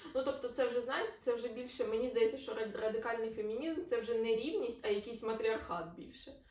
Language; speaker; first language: Ukrainian; non-native, local second language; Russian